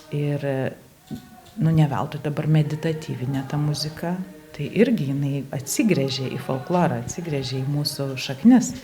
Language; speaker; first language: Lithuanian; native; Lithuanian